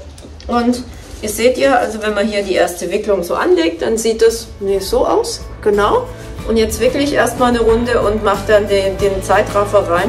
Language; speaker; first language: German; native; German